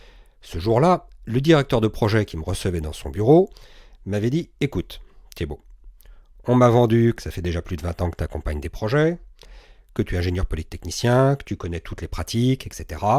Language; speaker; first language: French; native; French